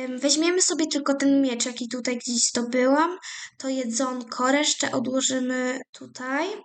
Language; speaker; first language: Polish; native; Polish